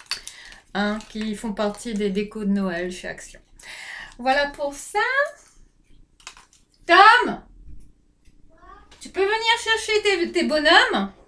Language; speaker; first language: French; native; French